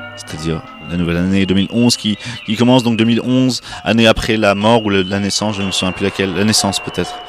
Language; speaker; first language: French; native; French